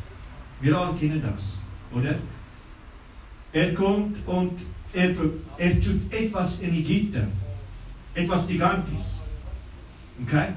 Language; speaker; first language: German; non-native, fluent; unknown